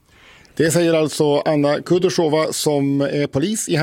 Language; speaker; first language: Swedish; native; Swedish